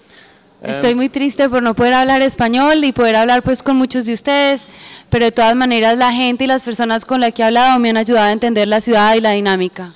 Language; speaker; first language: Spanish; native; Spanish